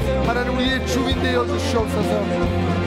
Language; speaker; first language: Korean; native; Korean